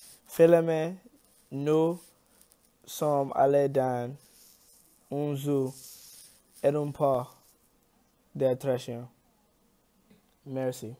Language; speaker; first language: French; non-native, learner; English